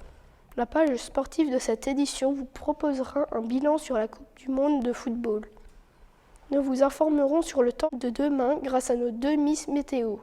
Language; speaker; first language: French; native; French